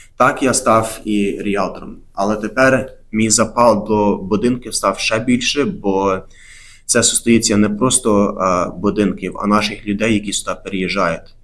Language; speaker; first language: Ukrainian; early bilingual, heritage; Ukrainian